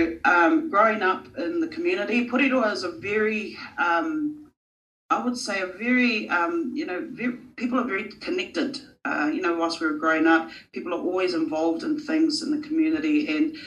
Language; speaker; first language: English; native; English